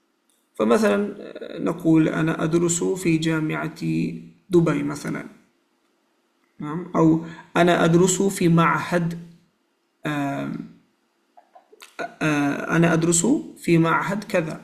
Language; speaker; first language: Arabic; non-native, fluent; Malayalam